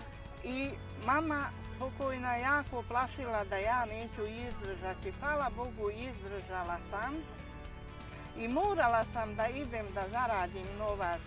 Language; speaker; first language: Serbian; non-native, local second language; Hungarian